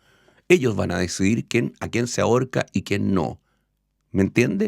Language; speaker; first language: Spanish; native; Spanish